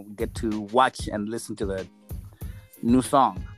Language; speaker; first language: English; non-native, local second language; Shona